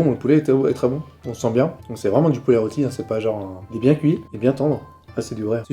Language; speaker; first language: French; native; French